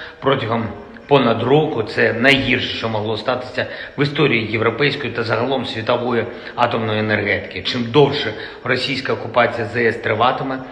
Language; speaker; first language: Ukrainian; non-native, local second language; Russian